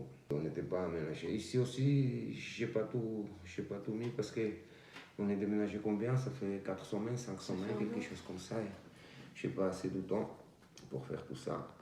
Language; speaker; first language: French; non-native, learner; Georgian